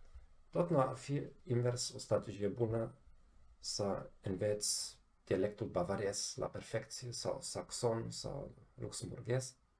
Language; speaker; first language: Romanian; non-native, fluent; German